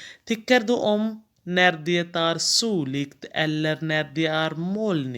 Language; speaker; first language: Swedish; non-native, fluent; Urdu